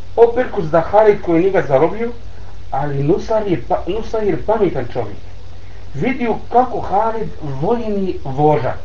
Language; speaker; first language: Bosnian; non-native, learner; Arabic